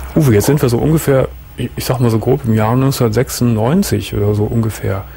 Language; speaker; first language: German; native; German